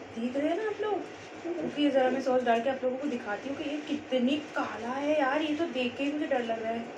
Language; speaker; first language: Hindi; non-native, local second language; Bangla